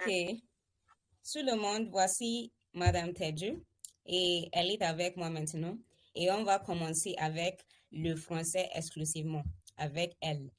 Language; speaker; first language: French; non-native, fluent; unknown